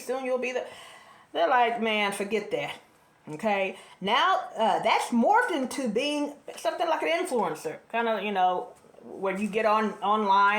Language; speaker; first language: English; native; English